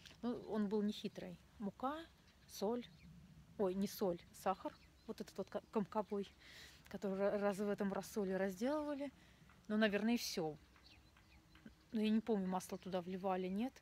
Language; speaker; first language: Russian; native; Russian